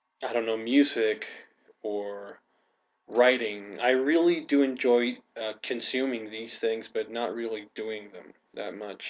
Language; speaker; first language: English; non-native, fluent; Spanish